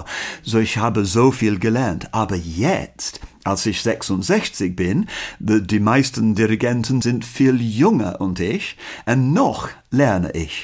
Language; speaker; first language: German; non-native, fluent; English